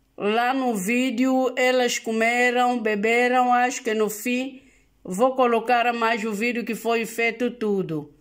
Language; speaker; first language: Portuguese; non-native, local second language; Lingala